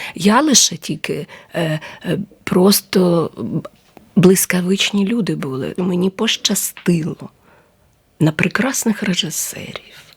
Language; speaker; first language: Ukrainian; native; Ukrainian